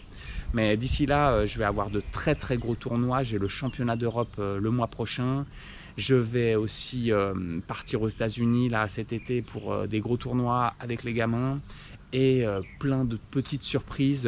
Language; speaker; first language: French; native; French